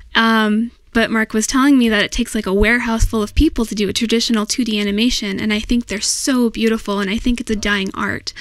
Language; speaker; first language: English; non-native, fluent; Chinese